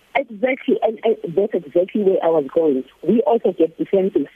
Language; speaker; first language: English; non-native, local second language; Zulu